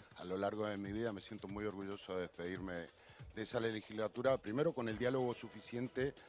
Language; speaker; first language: Spanish; native; Spanish